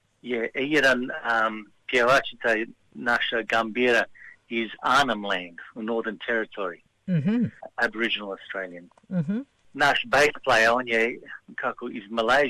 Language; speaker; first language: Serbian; early bilingual, heritage; Serbian